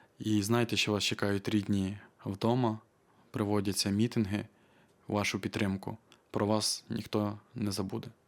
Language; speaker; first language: Ukrainian; native; Ukrainian